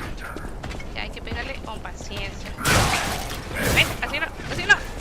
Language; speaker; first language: Spanish; native; Spanish